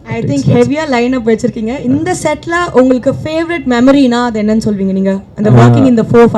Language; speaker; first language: Tamil; native; Tamil